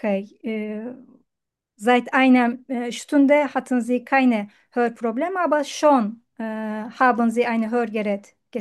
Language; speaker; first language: German; non-native, learner; Turkish